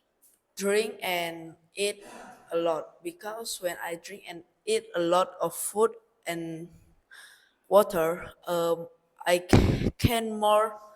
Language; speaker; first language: English; non-native, learner; Indonesian